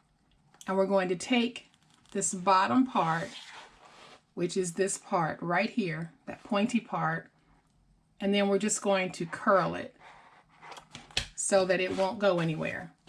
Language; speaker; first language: English; native; English